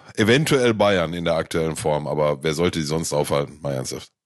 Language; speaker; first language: German; native; German